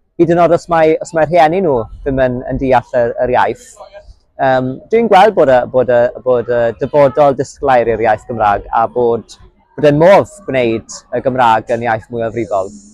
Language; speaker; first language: Welsh; native; Welsh